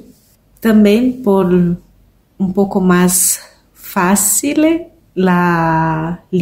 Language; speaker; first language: Spanish; non-native, learner; Portuguese